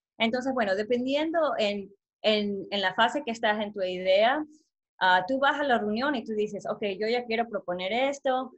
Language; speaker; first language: Spanish; early bilingual, heritage; Spanish